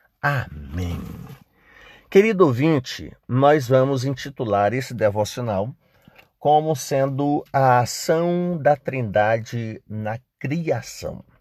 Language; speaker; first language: Portuguese; native; Portuguese